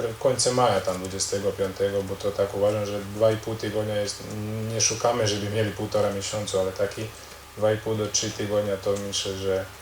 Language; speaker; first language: Polish; non-native, learner; Croatian